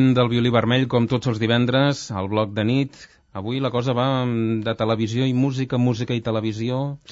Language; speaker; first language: Catalan; native; Catalan